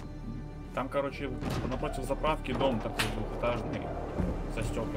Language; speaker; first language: Russian; native; Russian